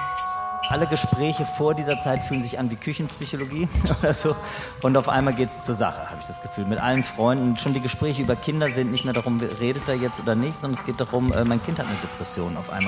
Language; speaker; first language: German; native; German